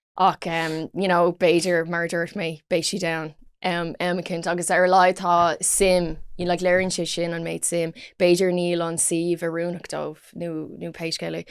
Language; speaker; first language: Irish; non-native, local second language; English